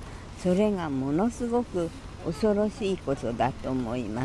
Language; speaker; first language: Japanese; native; Japanese